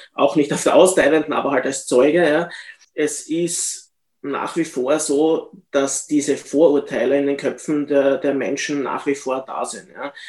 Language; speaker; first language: German; native; German